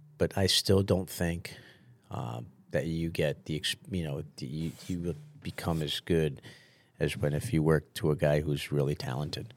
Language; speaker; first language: English; early bilingual, other home language; Italian